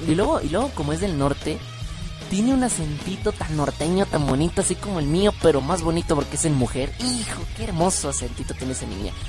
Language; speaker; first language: Spanish; native; Spanish